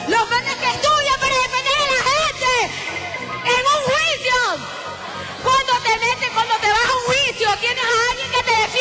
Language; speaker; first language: Spanish; native; Spanish